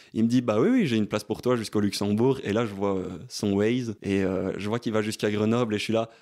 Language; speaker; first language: French; native; French